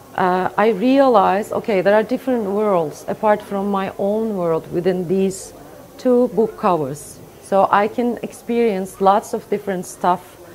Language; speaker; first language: English; non-native, fluent; Turkish